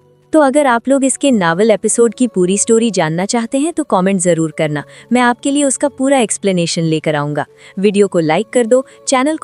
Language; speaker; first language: Hindi; native; Hindi